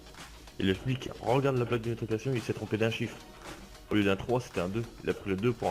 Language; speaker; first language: French; native; French